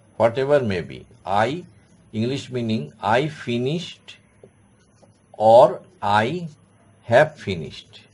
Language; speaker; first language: English; non-native, local second language; Bangla